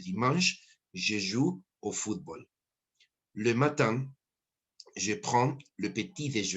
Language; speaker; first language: French; non-native, fluent; Spanish